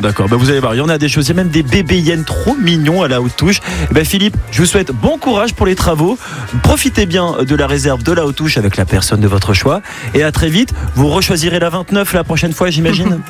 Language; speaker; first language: French; native; French